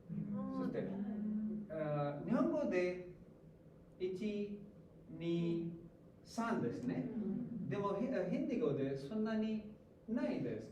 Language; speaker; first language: Japanese; non-native, learner; Hindi